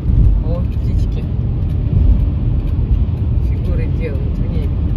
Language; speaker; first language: Russian; native; Russian